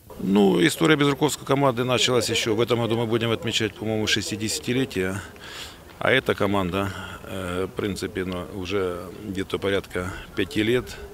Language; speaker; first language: Russian; non-native, local second language; Ukrainian